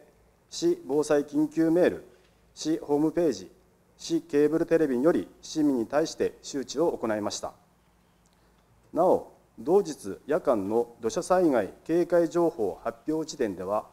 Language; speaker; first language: Japanese; native; Japanese